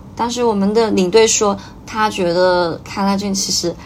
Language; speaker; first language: Chinese; native; Chinese